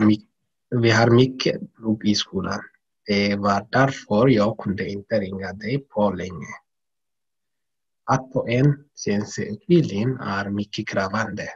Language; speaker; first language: Swedish; non-native, learner; Tigrinya